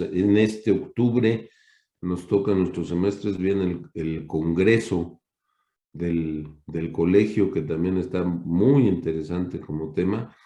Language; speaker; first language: Spanish; native; Spanish